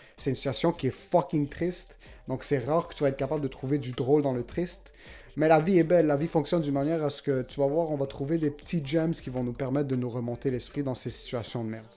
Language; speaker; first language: French; native; French